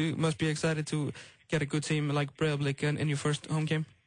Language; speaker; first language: English; non-native, fluent; Icelandic